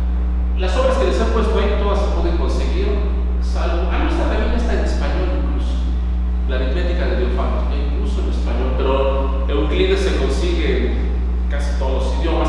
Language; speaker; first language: Spanish; native; Spanish